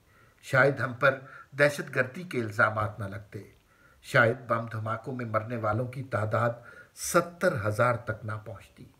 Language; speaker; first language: Urdu; native; Urdu